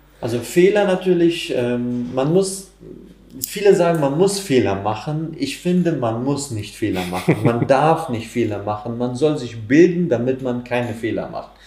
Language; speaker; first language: German; non-native, fluent; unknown